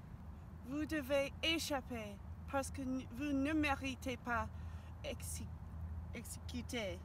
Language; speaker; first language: French; non-native, learner; English